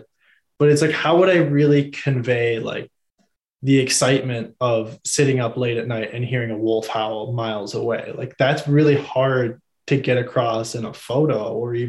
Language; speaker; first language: English; native; English